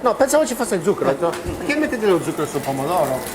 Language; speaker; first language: Italian; non-native, fluent; English